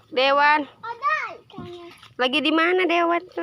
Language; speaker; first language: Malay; non-native, local second language; Sundanese